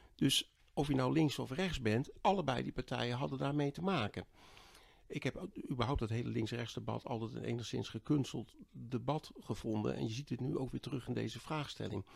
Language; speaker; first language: Dutch; native; Dutch